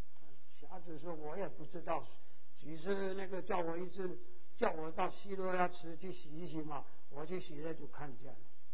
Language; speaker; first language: Chinese; native; Chinese